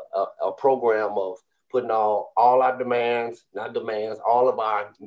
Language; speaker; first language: English; native; English